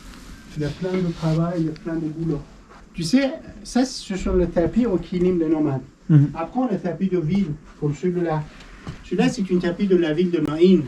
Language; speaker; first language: French; non-native, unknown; Persian